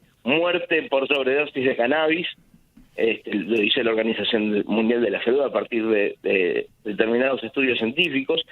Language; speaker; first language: Spanish; native; Spanish